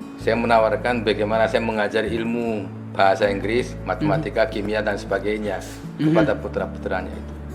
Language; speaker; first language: Indonesian; non-native, fluent; Korean